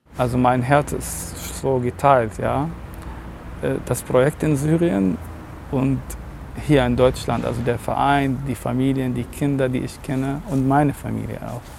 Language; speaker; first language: German; non-native, learner; Arabic